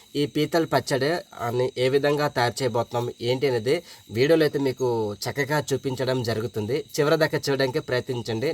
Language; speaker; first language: Telugu; non-native, local second language; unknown